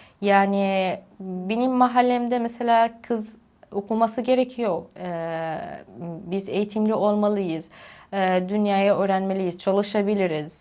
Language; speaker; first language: Turkish; non-native, fluent; Arabic